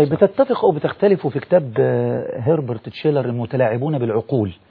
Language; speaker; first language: Arabic; native; Arabic